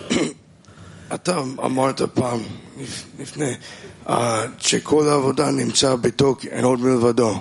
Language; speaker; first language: Hebrew; non-native, fluent; Russian